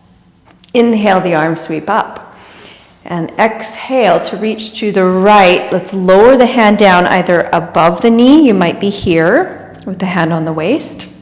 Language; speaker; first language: English; native; English